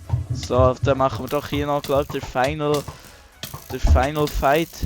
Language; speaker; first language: German; native; German